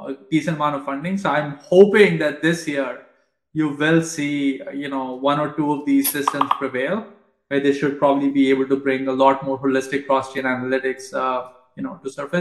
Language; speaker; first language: English; non-native, local second language; Hindi